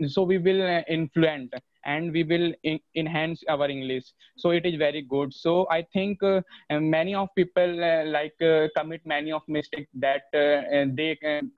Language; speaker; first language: English; non-native, learner; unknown